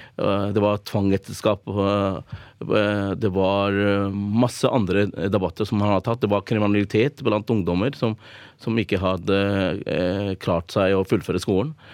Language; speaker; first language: Norwegian; early bilingual, other home language; Urdu